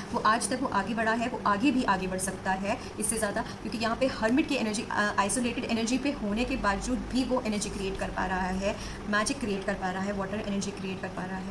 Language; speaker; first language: Hindi; native; Hindi